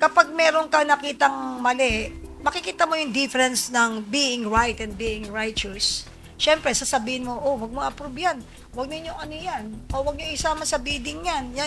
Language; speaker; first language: Filipino; native; Filipino